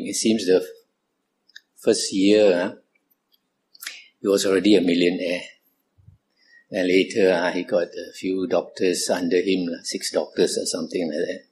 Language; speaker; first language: English; non-native, local second language; Min Nan Chinese